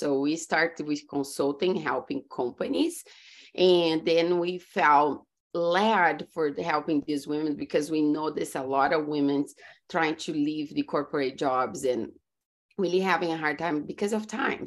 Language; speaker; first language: English; non-native, fluent; Portuguese